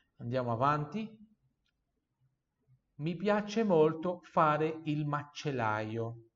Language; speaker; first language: Italian; non-native, fluent; Portuguese